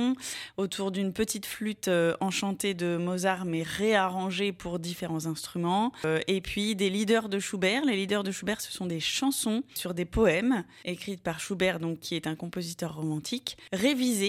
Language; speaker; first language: French; native; French